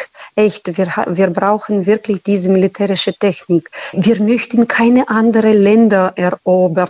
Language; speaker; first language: German; non-native, fluent; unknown